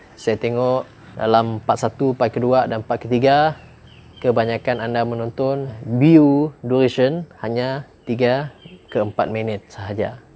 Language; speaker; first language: Malay; non-native, local second language; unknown